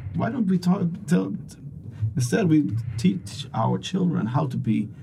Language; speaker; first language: English; non-native, fluent; Swedish